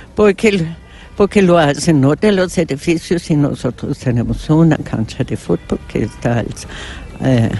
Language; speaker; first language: Spanish; non-native, fluent; German